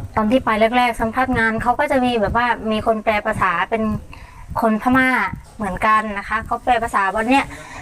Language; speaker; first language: Thai; non-native, fluent; Mon